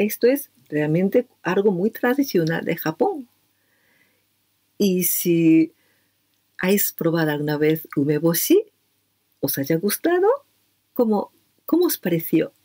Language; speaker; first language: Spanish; non-native, fluent; Japanese